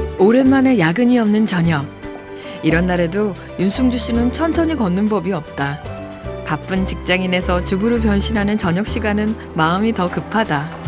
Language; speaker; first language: Korean; native; Korean